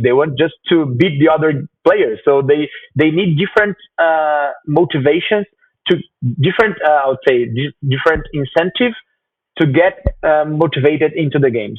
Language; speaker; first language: English; non-native, fluent; Portuguese